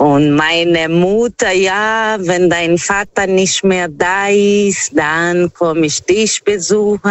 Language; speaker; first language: German; non-native, fluent; Portuguese